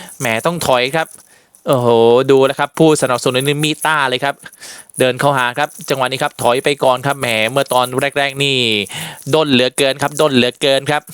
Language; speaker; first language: Thai; native; Thai